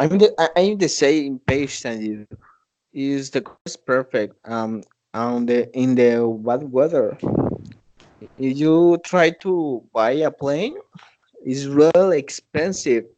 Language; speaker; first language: English; non-native, learner; Spanish